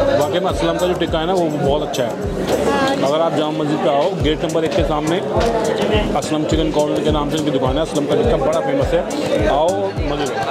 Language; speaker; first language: Hindi; native; Hindi